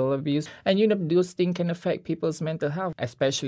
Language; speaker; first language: English; non-native, local second language; Malay